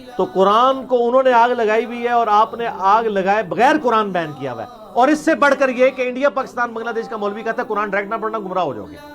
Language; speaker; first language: Urdu; native; Urdu